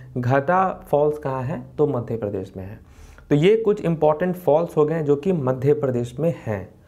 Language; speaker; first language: Hindi; native; Hindi